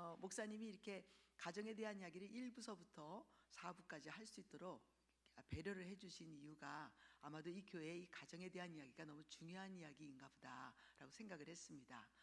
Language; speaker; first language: Korean; early bilingual, heritage; Korean